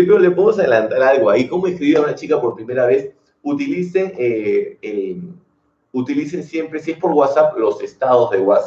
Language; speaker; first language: Spanish; native; Spanish